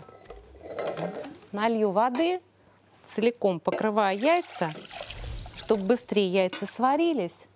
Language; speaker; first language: Russian; native; Russian